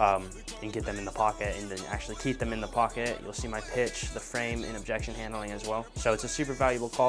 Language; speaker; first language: English; native; English